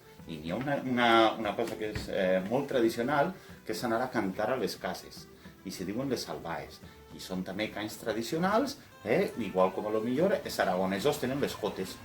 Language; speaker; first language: Catalan; native; Catalan